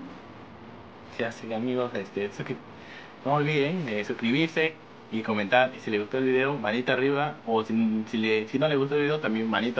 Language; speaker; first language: Spanish; native; Spanish